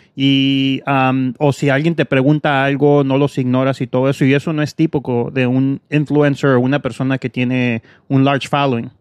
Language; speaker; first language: Spanish; early bilingual, heritage; Spanish